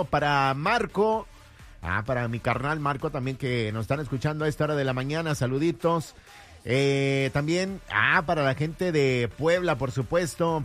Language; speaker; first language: Spanish; native; Spanish